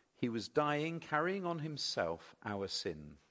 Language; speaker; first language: English; native; English